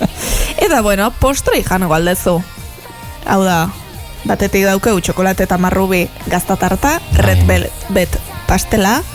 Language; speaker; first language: Basque; native; Basque